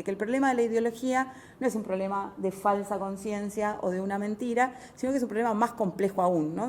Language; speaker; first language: Spanish; native; Spanish